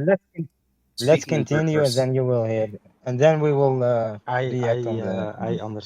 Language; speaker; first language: English; non-native, learner; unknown